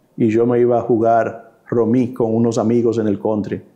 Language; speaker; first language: Spanish; early bilingual, heritage; Spanish